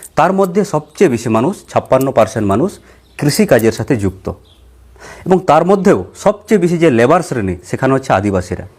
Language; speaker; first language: Bangla; non-native, local second language; Santali